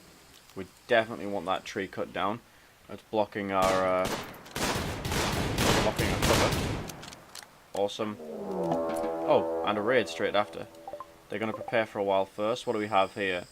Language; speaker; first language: English; native; English